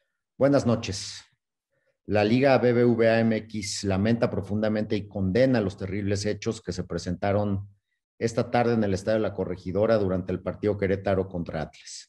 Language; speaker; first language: Spanish; native; Spanish